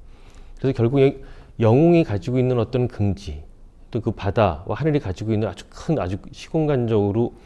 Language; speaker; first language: Korean; native; Korean